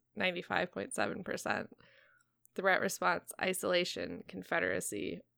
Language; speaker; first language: English; native; English